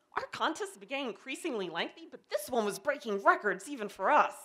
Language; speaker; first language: English; native; English